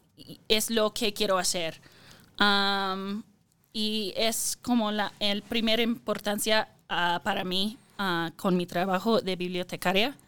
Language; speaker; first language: Spanish; non-native, fluent; English